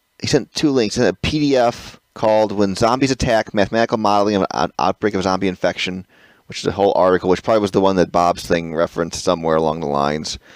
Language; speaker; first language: English; native; English